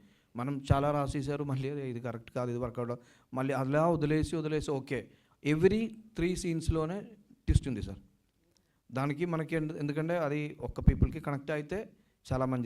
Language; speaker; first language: Telugu; non-native, learner; Malayalam